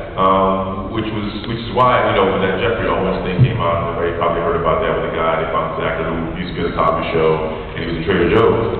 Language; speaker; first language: English; native; English